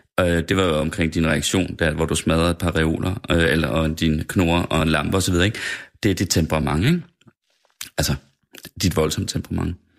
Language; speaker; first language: Danish; native; Danish